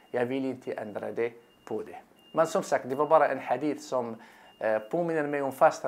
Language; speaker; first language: Swedish; non-native, fluent; Arabic